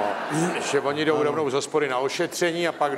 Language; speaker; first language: Czech; native; Czech